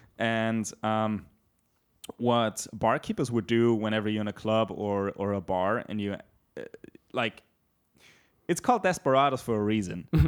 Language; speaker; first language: English; non-native, fluent; German